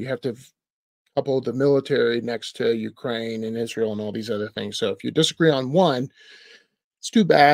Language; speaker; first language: English; native; English